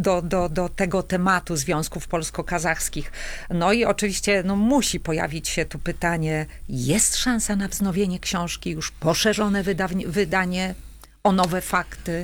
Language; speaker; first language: Polish; native; Polish